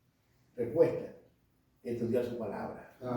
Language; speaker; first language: Spanish; native; Spanish